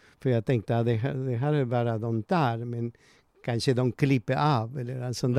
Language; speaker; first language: Swedish; non-native, learner; Spanish